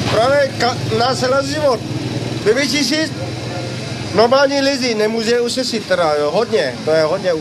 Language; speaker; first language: Czech; non-native, learner; Vietnamese